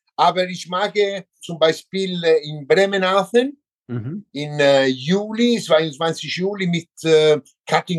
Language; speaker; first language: German; non-native, learner; Italian